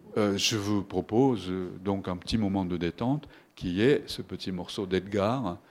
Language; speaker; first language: French; non-native, fluent; Japanese